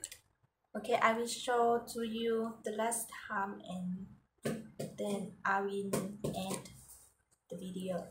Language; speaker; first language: English; non-native, learner; Vietnamese